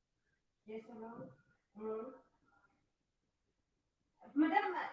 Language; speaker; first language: English; non-native, local second language; Filipino